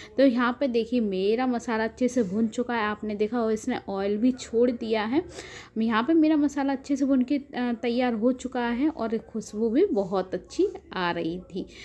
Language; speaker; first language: Hindi; native; Hindi